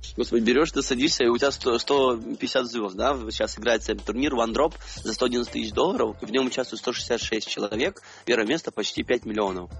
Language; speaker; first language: Russian; native; Russian